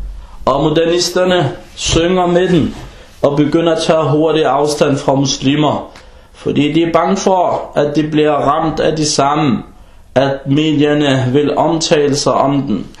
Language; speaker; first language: Danish; early bilingual, other home language; Arabic